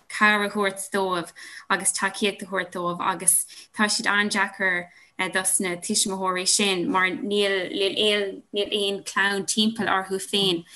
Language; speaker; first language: Irish; non-native, local second language; English